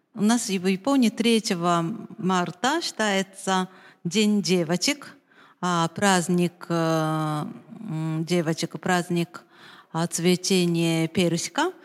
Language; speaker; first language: Russian; non-native, fluent; Japanese